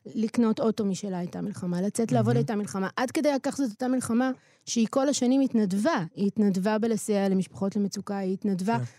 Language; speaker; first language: Hebrew; native; Hebrew